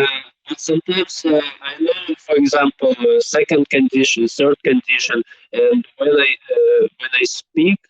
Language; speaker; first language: English; non-native, learner; Belarusian